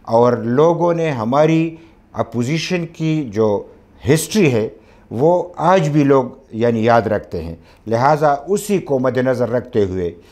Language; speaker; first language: Urdu; non-native, local second language; Pashto